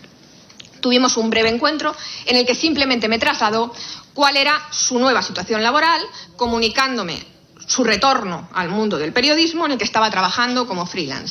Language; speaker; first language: Spanish; native; Spanish